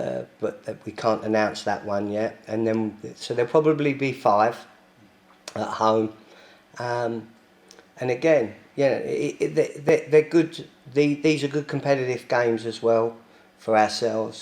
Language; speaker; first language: English; native; English